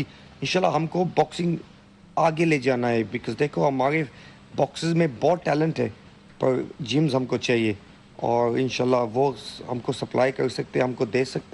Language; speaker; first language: Hindi; early bilingual, heritage; Hindi